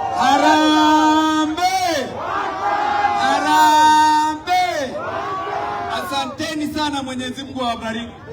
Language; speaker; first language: Swahili; non-native, local second language; Gusii